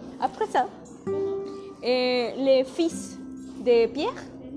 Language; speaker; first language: French; non-native, learner; Spanish